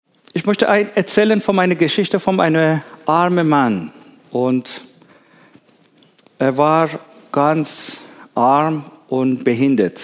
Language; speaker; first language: German; non-native, learner; Persian